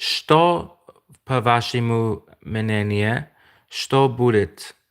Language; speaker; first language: Russian; non-native, learner; English